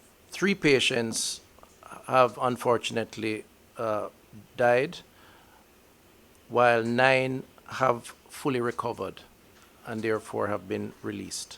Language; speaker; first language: English; native; English